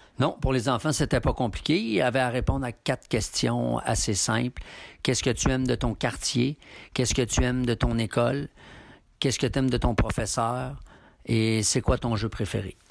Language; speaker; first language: French; native; French